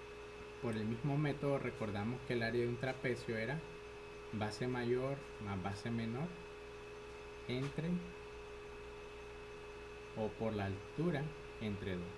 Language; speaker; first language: Spanish; native; Spanish